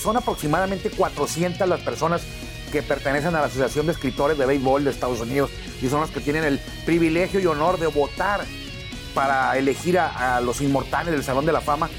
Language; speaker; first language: Spanish; native; Spanish